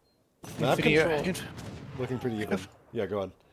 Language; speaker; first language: English; native; English